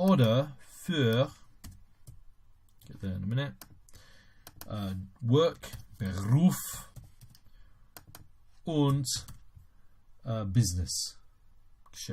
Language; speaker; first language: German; non-native, fluent; English